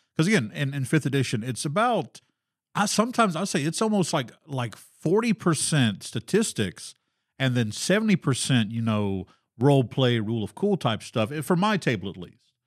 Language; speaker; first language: English; native; English